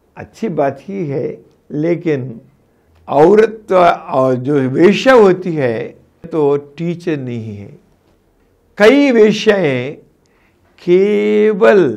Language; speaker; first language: Hindi; non-native, local second language; Telugu